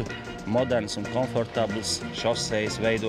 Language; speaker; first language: Latvian; native; Latvian